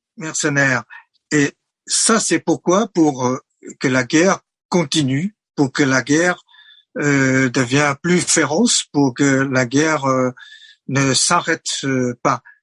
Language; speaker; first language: French; non-native, fluent; Chinese